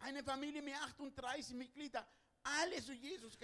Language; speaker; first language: German; non-native, learner; Spanish